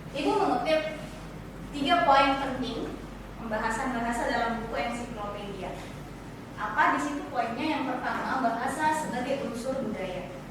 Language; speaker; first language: Indonesian; native; Indonesian